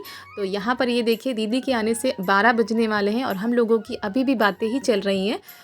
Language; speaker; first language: Hindi; native; Hindi